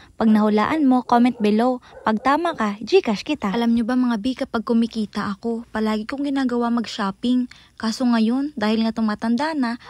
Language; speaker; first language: Filipino; non-native, local second language; Hiligaynon